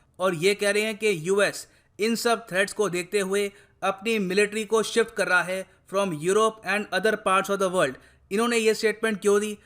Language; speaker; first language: Hindi; native; Hindi